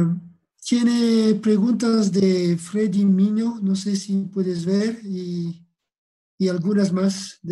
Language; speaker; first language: Spanish; non-native, fluent; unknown